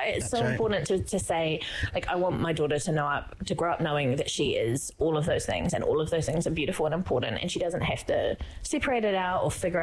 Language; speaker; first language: English; native; English